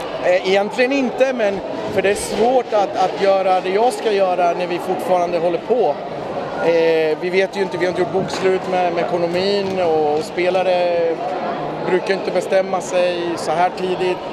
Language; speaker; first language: Swedish; native; Swedish